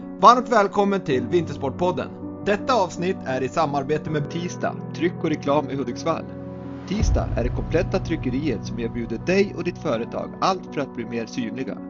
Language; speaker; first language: Swedish; native; Swedish